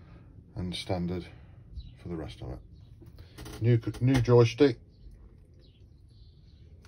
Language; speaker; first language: English; native; English